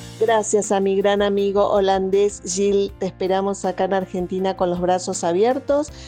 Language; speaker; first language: Spanish; native; Spanish